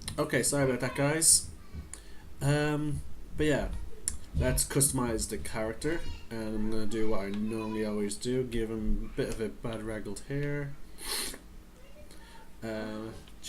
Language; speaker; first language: English; native; English